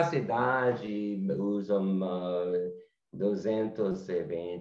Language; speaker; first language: Portuguese; non-native, learner; English